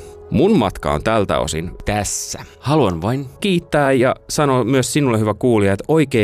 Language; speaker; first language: Finnish; native; Finnish